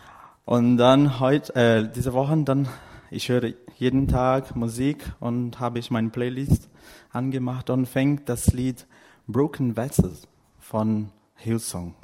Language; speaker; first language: German; non-native, fluent; Portuguese